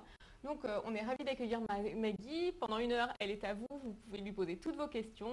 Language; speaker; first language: French; native; French